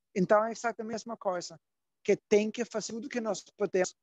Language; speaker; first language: Portuguese; non-native, learner; Danish